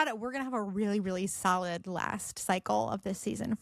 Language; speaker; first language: English; native; English